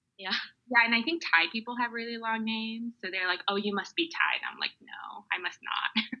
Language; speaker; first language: English; early bilingual, other home language; Mongolian